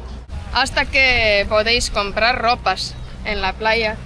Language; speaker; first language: Spanish; non-native, fluent; Estonian